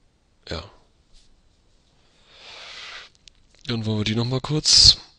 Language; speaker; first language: German; native; German